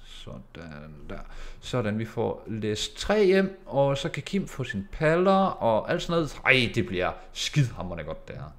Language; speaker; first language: Danish; native; Danish